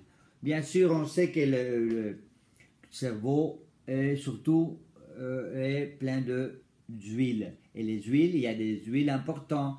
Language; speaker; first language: French; non-native, fluent; Spanish